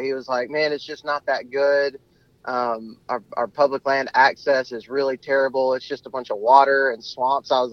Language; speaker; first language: English; native; English